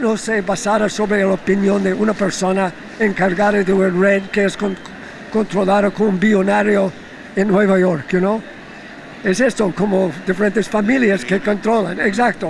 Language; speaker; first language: Spanish; non-native, fluent; English